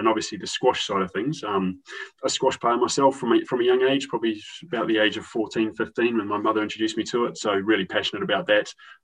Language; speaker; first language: English; native; English